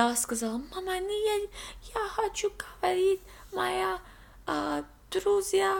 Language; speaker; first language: Russian; non-native, learner; English